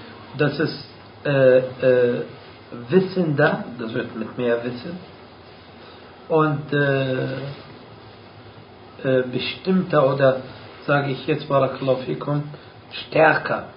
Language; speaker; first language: German; non-native, fluent; Arabic